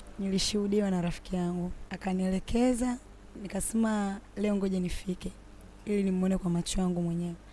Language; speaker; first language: Swahili; native; Swahili